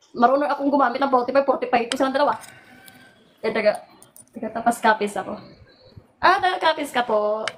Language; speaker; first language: Filipino; non-native, local second language; Cebuano